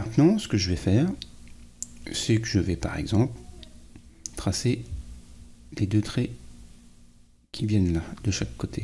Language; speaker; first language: French; native; French